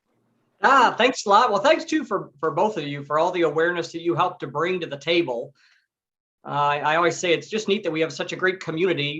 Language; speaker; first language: English; native; English